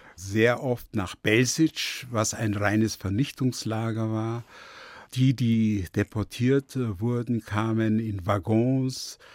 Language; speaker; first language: German; early bilingual, other home language; Yiddish